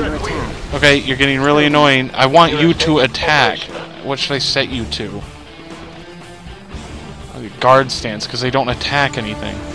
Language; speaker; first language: English; native; English